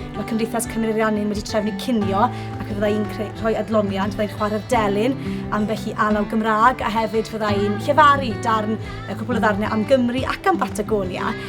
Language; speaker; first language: Welsh; native; Welsh